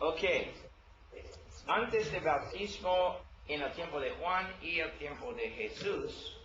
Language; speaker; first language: Spanish; non-native, learner; English